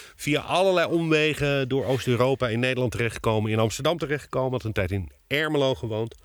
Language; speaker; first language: Dutch; native; Dutch